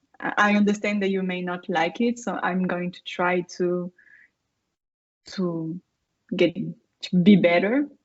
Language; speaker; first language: English; non-native, fluent; French